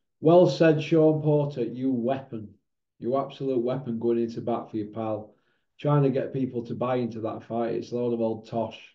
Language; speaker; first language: English; native; English